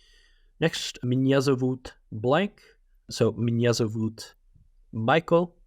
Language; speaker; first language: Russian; non-native, fluent; English